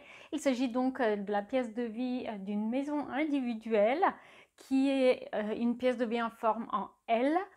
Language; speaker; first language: French; native; French